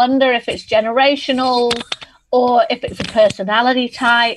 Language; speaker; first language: English; native; English